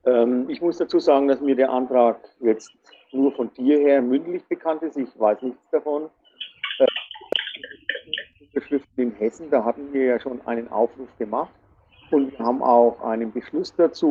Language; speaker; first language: German; native; German